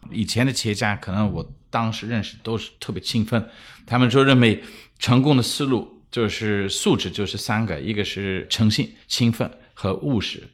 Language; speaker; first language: Chinese; non-native, fluent; English